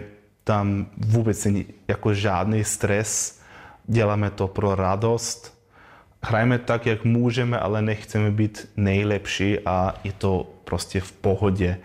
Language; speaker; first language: Czech; non-native, fluent; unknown